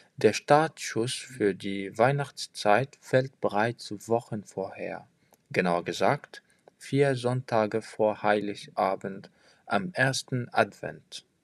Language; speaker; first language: German; non-native, fluent; French